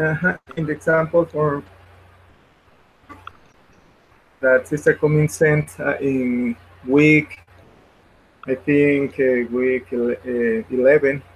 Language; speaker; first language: English; non-native, learner; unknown